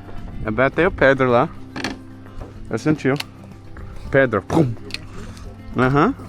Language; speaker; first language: Portuguese; non-native, learner; English